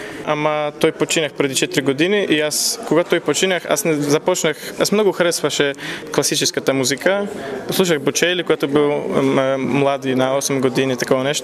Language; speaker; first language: Bulgarian; early bilingual, heritage; Polish